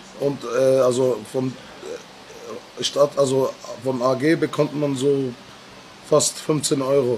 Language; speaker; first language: German; non-native, learner; Bulgarian